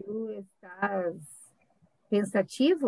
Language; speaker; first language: Spanish; non-native, learner; Portuguese